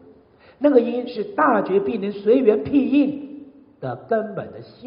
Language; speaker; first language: Chinese; native; Chinese